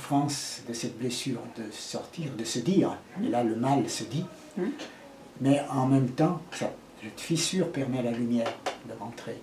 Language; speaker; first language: French; native; French